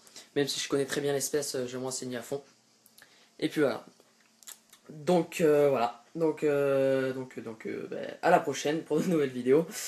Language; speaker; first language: French; native; French